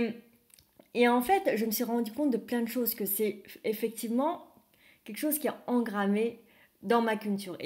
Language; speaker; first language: French; early bilingual, other home language; Vietnamese